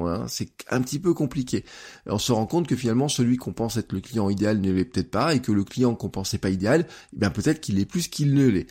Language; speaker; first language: French; native; French